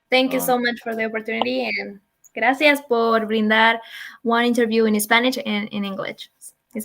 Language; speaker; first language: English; non-native, learner; Spanish